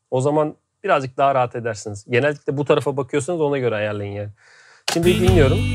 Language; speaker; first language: Turkish; native; Turkish